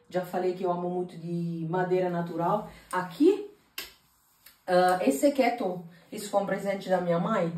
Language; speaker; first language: Portuguese; non-native, fluent; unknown